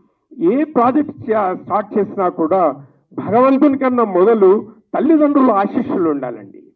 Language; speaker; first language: Telugu; native; Telugu